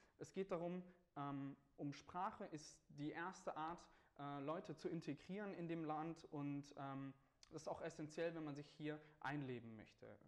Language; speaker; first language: German; native; German